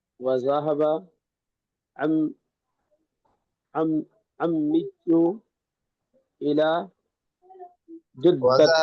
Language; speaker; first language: Arabic; non-native, learner; Urdu